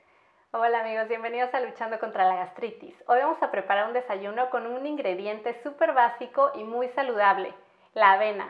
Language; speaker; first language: Spanish; native; Spanish